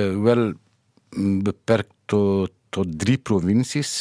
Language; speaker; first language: Dutch; non-native, fluent; Kurdish